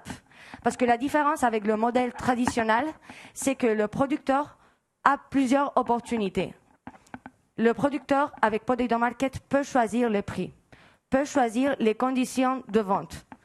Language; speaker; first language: French; non-native, fluent; Spanish